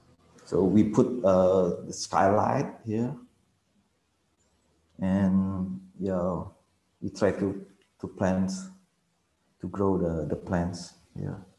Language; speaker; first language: English; non-native, fluent; Indonesian